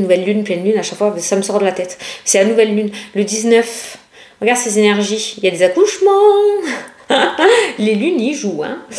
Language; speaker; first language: French; native; French